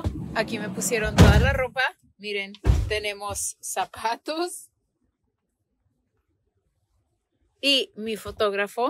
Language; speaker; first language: Spanish; early bilingual, heritage; Spanish